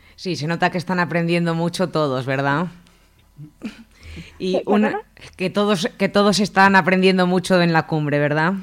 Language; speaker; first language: Spanish; native; Spanish